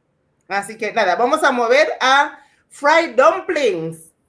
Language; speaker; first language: Spanish; non-native, fluent; English